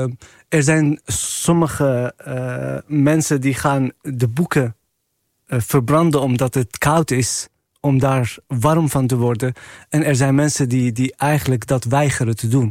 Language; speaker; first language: Dutch; non-native, fluent; Arabic